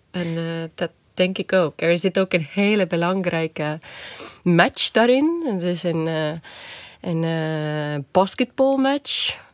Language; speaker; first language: Dutch; non-native, fluent; Estonian